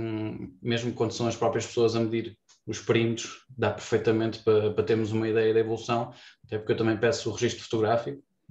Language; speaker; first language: Portuguese; native; Portuguese